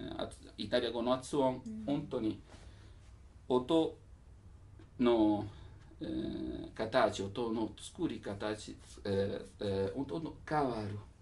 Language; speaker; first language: Japanese; non-native, learner; Italian